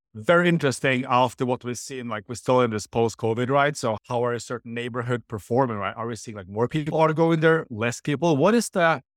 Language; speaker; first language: English; non-native, fluent; Norwegian